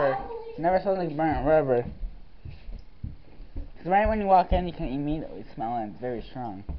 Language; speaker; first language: English; native; English